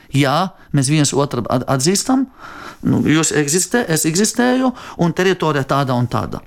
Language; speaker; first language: Latvian; non-native, fluent; Arabic